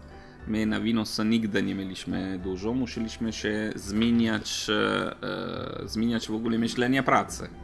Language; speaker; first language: Polish; non-native, learner; Italian